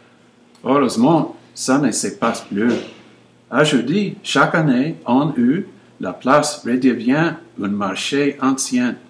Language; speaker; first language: French; non-native, learner; English